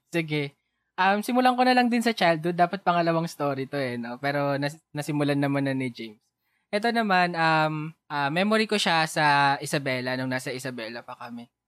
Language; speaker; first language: Filipino; native; Filipino